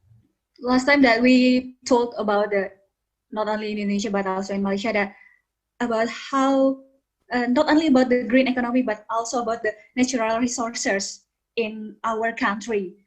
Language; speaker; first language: English; non-native, learner; Indonesian